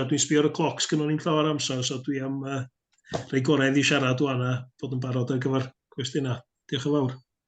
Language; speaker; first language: Welsh; native; Welsh